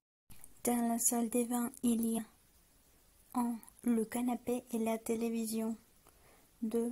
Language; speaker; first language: French; non-native, learner; Spanish